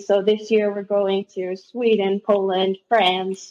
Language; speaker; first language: English; non-native, fluent; Dutch